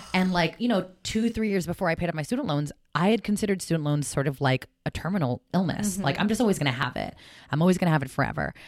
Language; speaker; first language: English; native; English